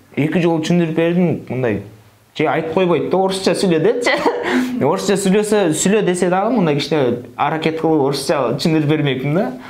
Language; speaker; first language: Kyrgyz; non-native, local second language; Russian